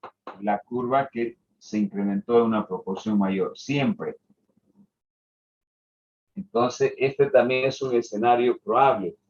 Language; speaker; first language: Spanish; native; Spanish